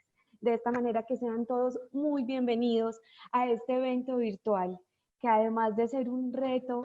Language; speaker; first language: Spanish; native; Spanish